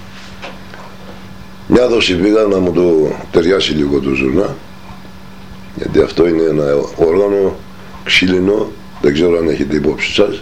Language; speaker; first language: Greek; non-native, local second language; Turkish